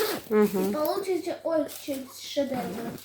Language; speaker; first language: Russian; early bilingual, other home language; Armenian